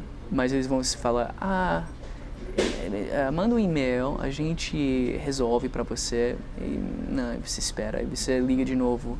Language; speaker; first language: Portuguese; non-native, fluent; English